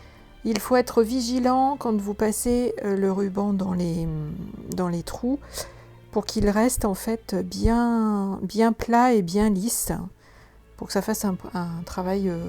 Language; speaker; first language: French; native; French